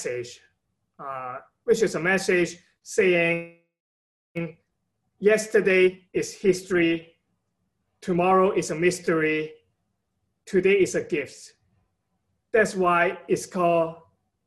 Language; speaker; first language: English; non-native, local second language; Cantonese